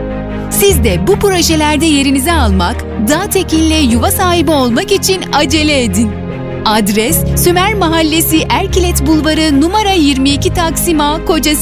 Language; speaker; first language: Turkish; native; Turkish